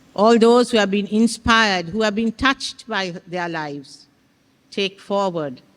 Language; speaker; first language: English; non-native, local second language; Sinhala